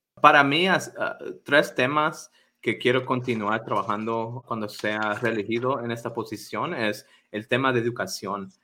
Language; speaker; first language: Spanish; early bilingual, heritage; Spanish